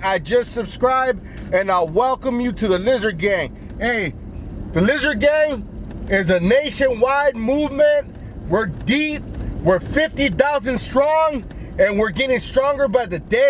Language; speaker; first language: English; native; English